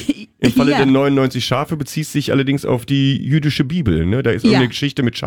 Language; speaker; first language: German; native; German